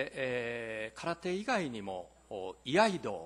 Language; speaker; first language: Japanese; native; Japanese